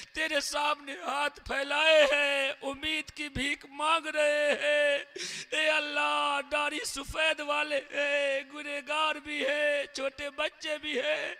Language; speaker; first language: Hindi; native; Hindi